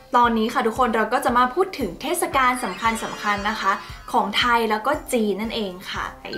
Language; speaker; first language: Thai; native; Thai